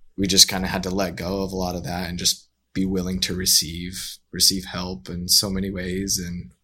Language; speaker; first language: English; native; English